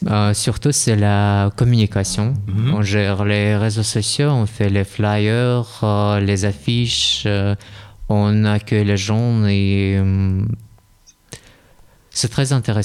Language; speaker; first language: French; non-native, fluent; Russian